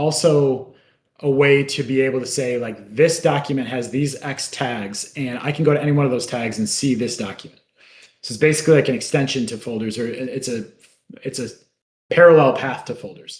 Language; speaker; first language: English; native; English